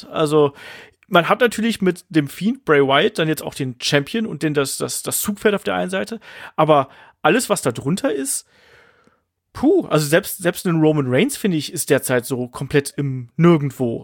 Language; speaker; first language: German; native; German